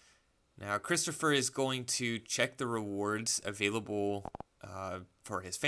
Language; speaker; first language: English; native; English